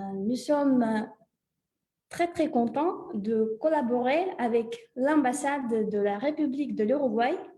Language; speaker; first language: French; non-native, fluent; Russian